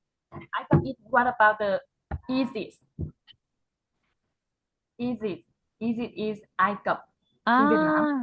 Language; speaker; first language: English; non-native, learner; Vietnamese